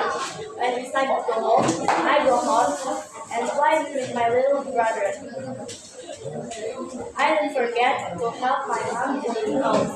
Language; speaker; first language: English; non-native, learner; Indonesian